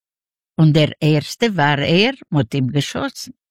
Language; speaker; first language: German; non-native, learner; Yiddish